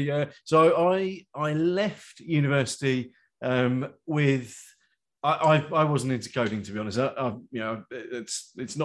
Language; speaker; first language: English; native; English